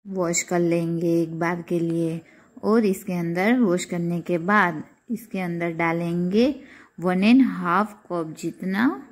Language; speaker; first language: Hindi; non-native, local second language; Gujarati